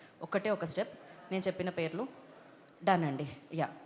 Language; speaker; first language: Telugu; native; Telugu